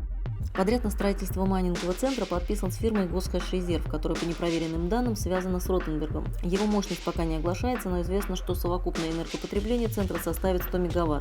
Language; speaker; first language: Russian; native; Russian